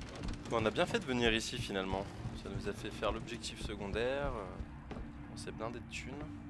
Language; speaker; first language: French; native; French